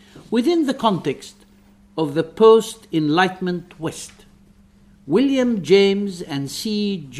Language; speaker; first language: English; non-native, fluent; Arabic